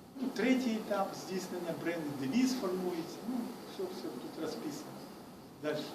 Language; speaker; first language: Ukrainian; non-native, local second language; Russian